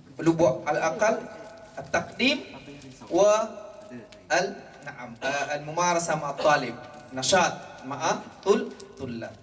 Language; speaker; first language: Arabic; non-native, fluent; Malay